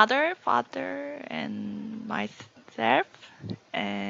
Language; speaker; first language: English; non-native, learner; Korean